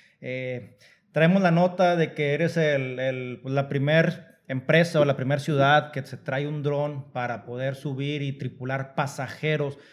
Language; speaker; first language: Spanish; native; Spanish